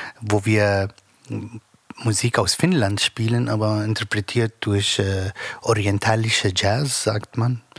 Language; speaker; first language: German; non-native, learner; Arabic